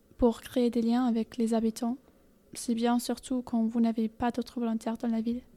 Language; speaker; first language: French; non-native, fluent; German